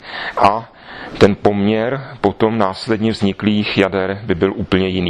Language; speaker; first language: Czech; native; Czech